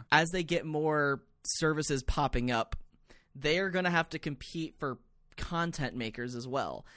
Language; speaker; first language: English; native; English